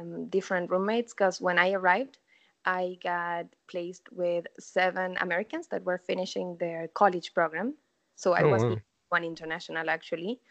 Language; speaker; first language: English; non-native, fluent; Spanish